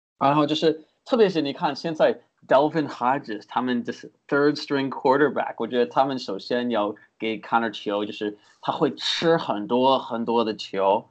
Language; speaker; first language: Chinese; early bilingual, heritage; Chinese